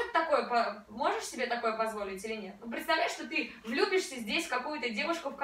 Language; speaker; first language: Russian; native; Russian